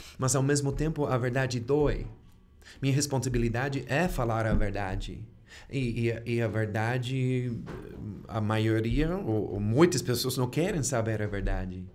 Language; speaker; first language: Portuguese; non-native, fluent; English